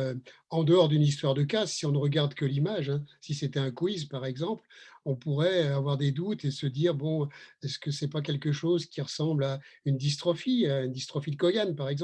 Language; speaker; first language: French; native; French